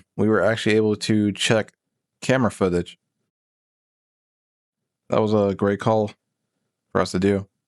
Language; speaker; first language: English; native; English